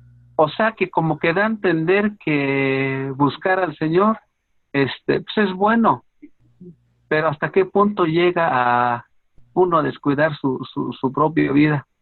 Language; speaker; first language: Spanish; native; Spanish